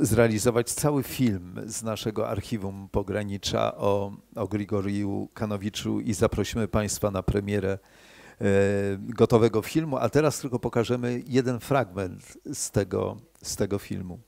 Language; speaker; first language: Polish; native; Polish